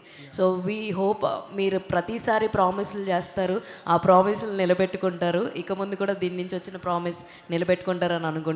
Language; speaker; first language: Telugu; native; Telugu